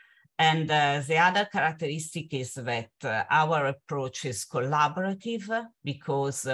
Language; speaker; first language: English; non-native, fluent; Italian